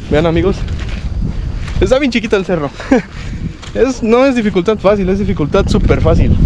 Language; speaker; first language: Spanish; native; Spanish